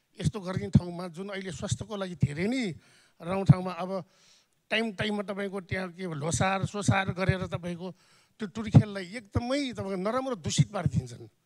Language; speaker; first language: Nepali; non-native, local second language; Newari